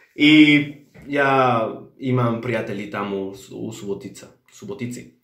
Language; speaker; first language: Serbian; non-native, learner; Spanish